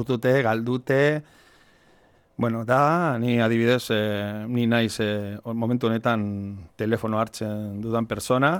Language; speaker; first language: Basque; non-native, local second language; Spanish